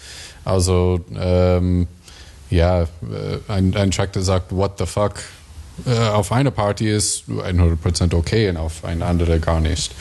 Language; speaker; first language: German; non-native, fluent; English